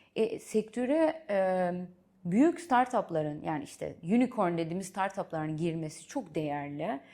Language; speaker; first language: Turkish; early bilingual, heritage; Turkish